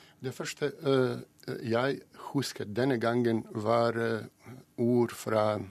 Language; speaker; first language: Norwegian; non-native, fluent; Bosnian